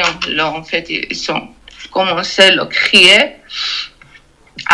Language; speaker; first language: French; non-native, learner; Georgian